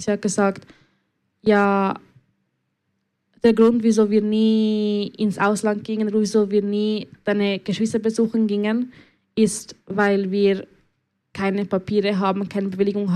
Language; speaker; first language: German; early bilingual, other home language; Spanish